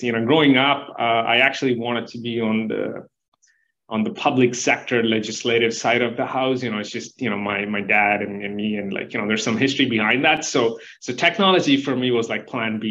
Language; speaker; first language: English; non-native, local second language; Telugu